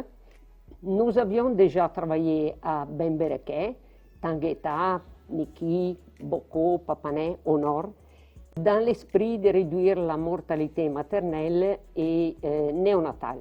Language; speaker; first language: French; non-native, fluent; Italian